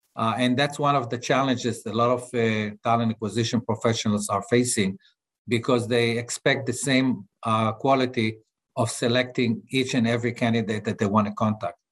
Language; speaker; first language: English; non-native, fluent; Hebrew